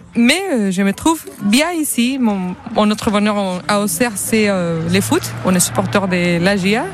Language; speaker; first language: French; non-native, fluent; Spanish